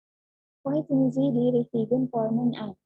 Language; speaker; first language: German; non-native, learner; Indonesian